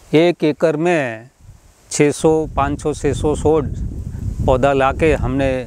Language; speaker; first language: Hindi; non-native, local second language; Gujarati